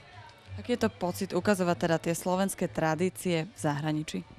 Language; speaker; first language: Slovak; native; Slovak